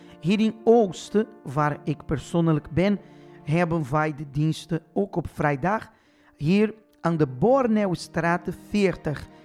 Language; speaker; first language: Dutch; non-native, fluent; Portuguese